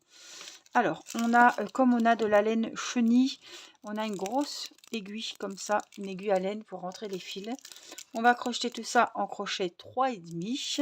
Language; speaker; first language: French; native; French